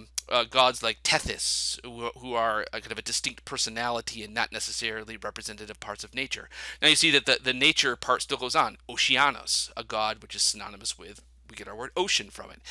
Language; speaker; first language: English; native; English